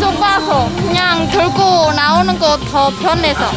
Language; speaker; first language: Korean; non-native, learner; Khmer